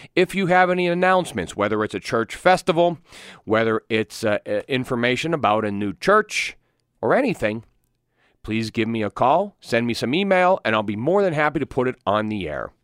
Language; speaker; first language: English; native; English